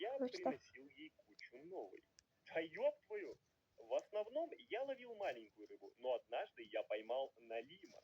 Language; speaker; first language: Russian; native; Russian